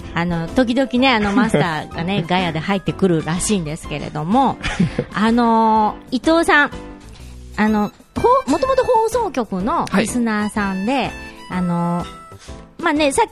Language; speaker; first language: Japanese; native; Japanese